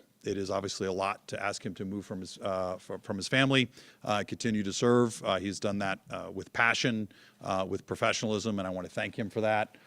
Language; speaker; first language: English; native; English